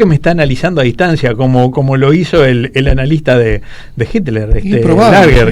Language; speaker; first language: Spanish; native; Spanish